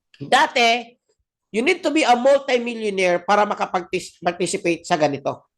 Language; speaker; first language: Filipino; non-native, local second language; Cebuano